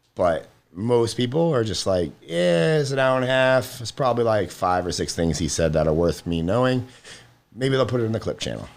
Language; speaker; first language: English; native; English